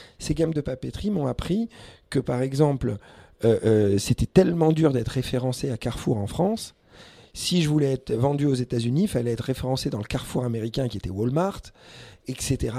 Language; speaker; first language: French; early bilingual, other home language; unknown